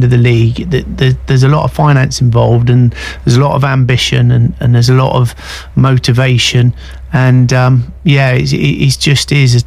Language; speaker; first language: English; native; English